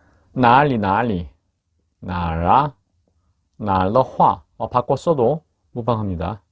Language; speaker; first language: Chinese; non-native, fluent; Korean